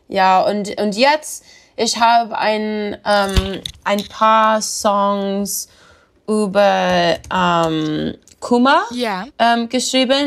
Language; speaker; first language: German; non-native, learner; English